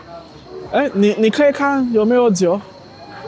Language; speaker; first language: Chinese; non-native, learner; Haitian Creole